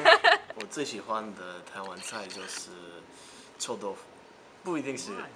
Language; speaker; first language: Chinese; non-native, learner; English